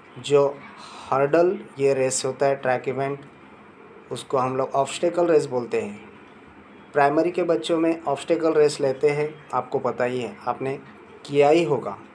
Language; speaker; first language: Hindi; non-native, local second language; Marathi